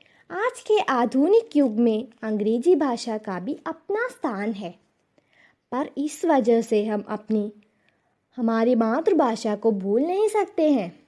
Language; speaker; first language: Hindi; non-native, local second language; Malayalam